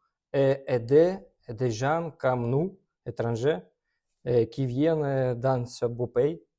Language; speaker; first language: French; non-native, learner; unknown